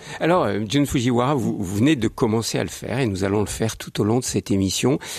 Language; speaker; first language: French; native; French